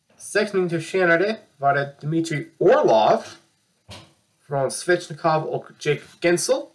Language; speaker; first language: Swedish; non-native, learner; English